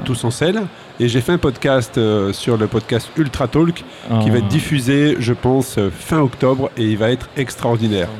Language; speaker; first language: French; native; French